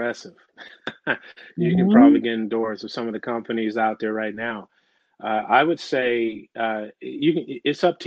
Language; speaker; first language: English; native; English